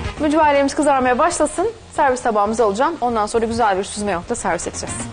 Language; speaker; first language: Turkish; native; Turkish